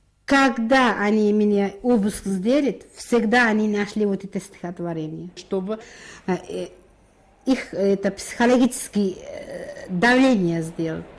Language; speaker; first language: Russian; non-native, local second language; Uzbek